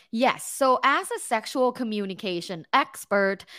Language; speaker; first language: English; non-native, fluent; Thai